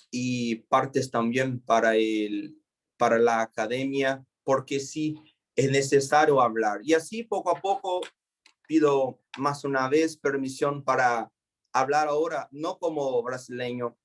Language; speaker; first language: Spanish; non-native, fluent; Portuguese